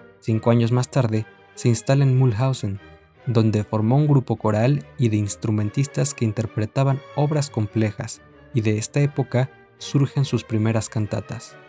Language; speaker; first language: Spanish; native; Spanish